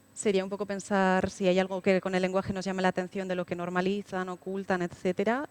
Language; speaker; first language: Spanish; native; Spanish